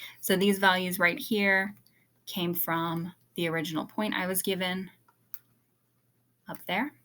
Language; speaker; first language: English; native; English